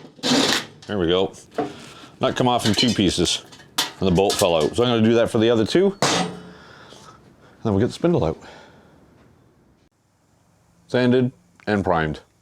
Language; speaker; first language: English; native; English